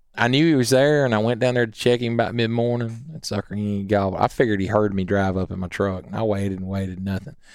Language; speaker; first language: English; native; English